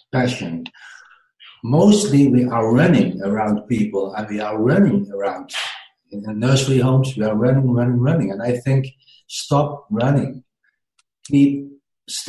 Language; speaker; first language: English; non-native, fluent; Dutch